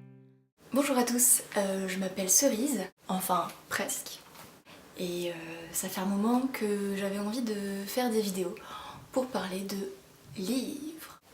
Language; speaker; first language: French; native; French